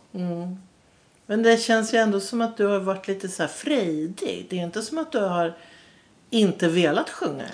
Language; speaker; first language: Swedish; native; Swedish